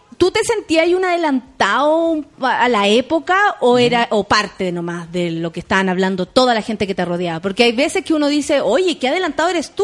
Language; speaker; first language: Spanish; native; Spanish